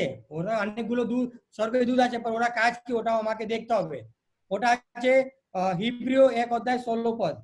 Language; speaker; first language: Bangla; non-native, local second language; Hindi